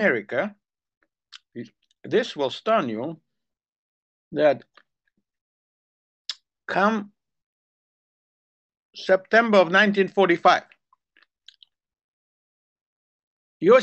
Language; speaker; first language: English; non-native, fluent; Hungarian